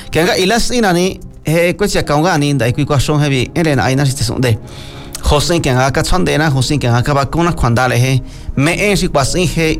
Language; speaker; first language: Spanish; non-native, local second language; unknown